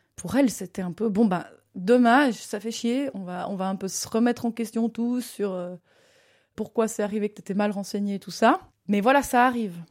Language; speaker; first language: French; native; French